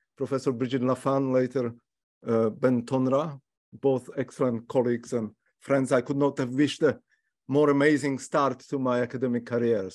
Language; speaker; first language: English; non-native, fluent; Slovak